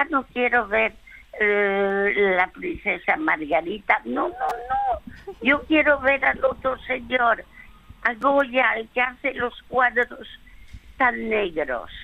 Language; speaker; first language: Spanish; early bilingual, other home language; French